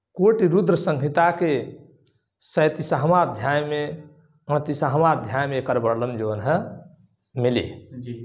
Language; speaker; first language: Hindi; native; Hindi